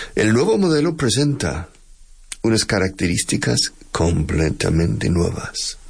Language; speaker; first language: Spanish; non-native, fluent; English